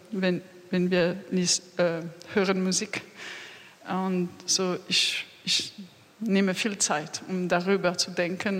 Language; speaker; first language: German; non-native, learner; French